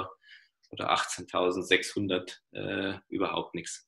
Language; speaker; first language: German; native; German